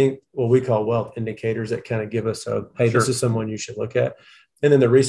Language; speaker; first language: English; native; English